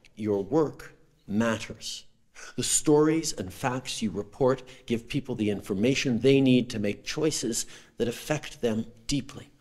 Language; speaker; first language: English; early bilingual, other home language; French